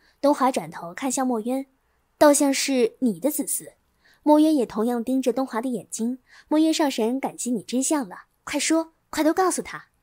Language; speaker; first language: Chinese; native; Chinese